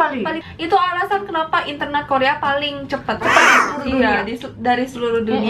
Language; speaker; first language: Indonesian; early bilingual, heritage; Korean